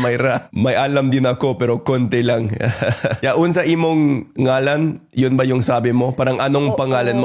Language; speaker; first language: Filipino; non-native, fluent; English